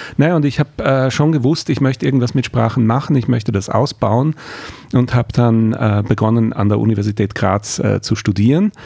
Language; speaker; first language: German; native; German